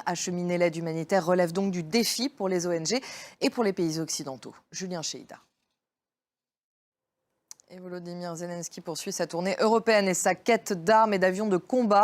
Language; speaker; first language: French; native; French